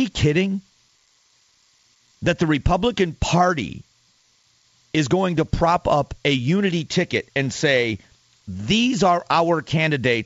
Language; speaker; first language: English; native; English